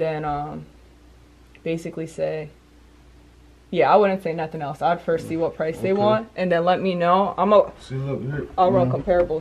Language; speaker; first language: English; native; English